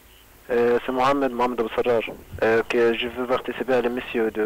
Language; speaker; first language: French; non-native, fluent; Arabic